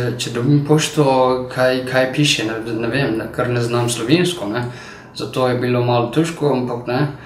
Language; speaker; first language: Slovenian; non-native, learner; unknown